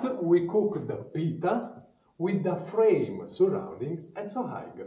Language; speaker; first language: English; non-native, learner; Italian